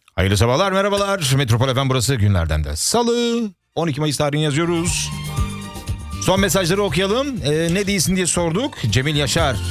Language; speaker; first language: Turkish; early bilingual, heritage; Turkish